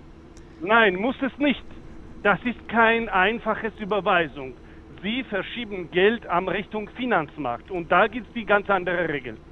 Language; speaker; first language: German; non-native, fluent; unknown